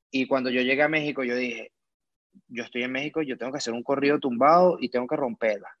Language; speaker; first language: Spanish; native; Spanish